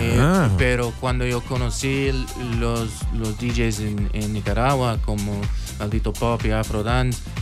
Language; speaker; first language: Spanish; early bilingual, heritage; English